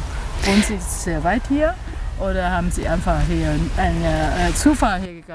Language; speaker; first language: German; non-native, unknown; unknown